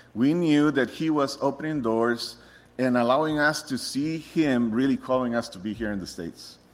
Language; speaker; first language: English; non-native, fluent; Spanish